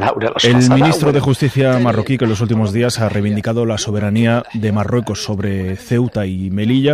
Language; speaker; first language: Spanish; native; Spanish